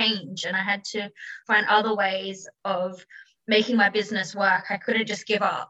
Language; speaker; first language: English; native; English